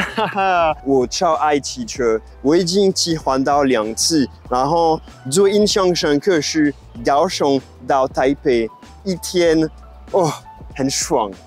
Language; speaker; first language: Chinese; non-native, fluent; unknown